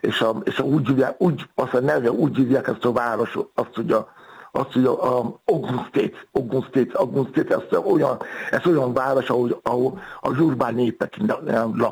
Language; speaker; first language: Hungarian; non-native, fluent; Yoruba